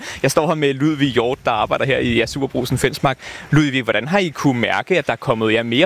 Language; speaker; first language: Danish; native; Danish